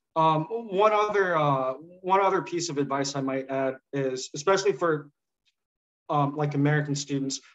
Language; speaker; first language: English; native; English